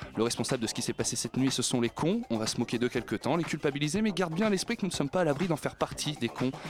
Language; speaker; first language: French; native; French